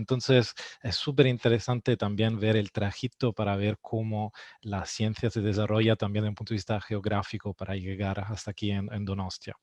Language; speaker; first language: Spanish; non-native, fluent; Italian